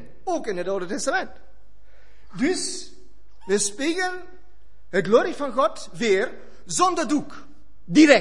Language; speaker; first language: Dutch; non-native, fluent; German